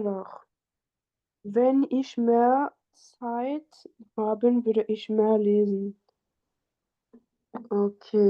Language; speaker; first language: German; non-native, learner; French